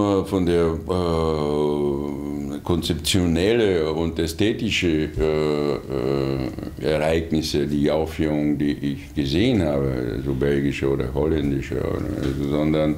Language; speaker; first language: German; non-native, fluent; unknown